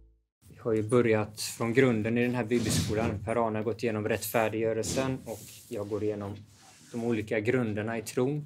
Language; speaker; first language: Swedish; native; Swedish